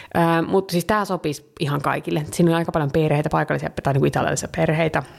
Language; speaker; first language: Finnish; early bilingual, heritage; Finnish